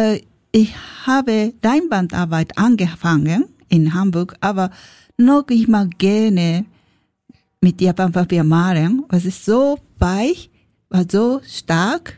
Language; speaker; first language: German; non-native, learner; Japanese